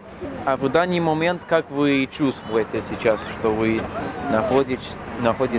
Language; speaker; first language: Russian; non-native, fluent; Spanish